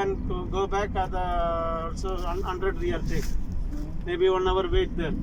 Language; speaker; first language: English; non-native, learner; Malayalam